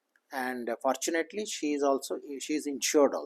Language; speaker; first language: English; non-native, local second language; Kannada